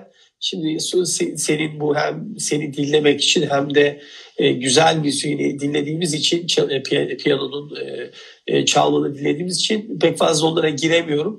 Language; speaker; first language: Turkish; native; Turkish